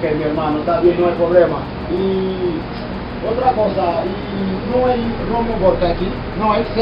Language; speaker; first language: Spanish; non-native, fluent; Haitian Creole